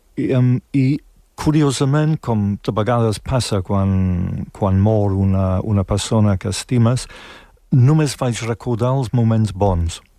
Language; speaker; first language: Catalan; non-native, fluent; English